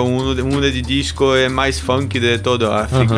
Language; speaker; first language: Portuguese; non-native, learner; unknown